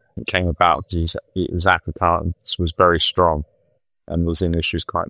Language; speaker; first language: English; native; English